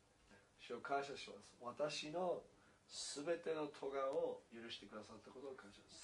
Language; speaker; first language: Japanese; non-native, fluent; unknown